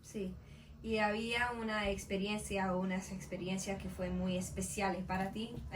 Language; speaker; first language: Spanish; non-native, learner; English